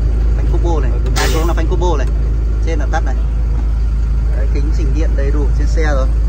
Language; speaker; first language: Vietnamese; native; Vietnamese